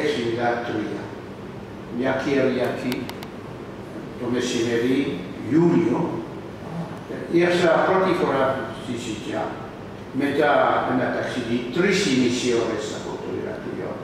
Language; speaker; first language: Greek; non-native, learner; French